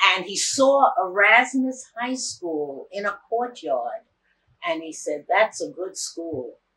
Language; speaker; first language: English; native; English